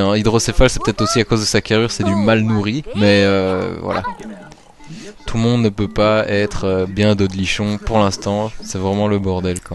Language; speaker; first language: French; native; French